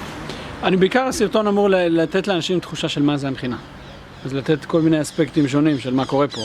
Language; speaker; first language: Hebrew; native; Hebrew